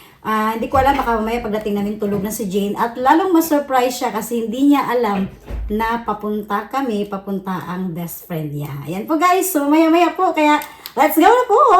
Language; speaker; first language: Filipino; native; Filipino